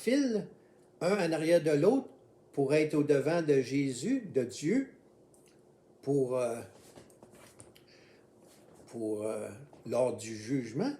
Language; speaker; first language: French; native; French